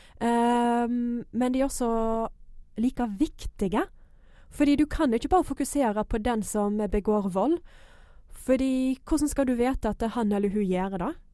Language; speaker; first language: Norwegian; non-native, fluent; English